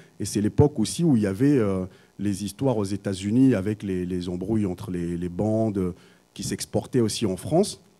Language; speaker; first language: French; early bilingual, other home language; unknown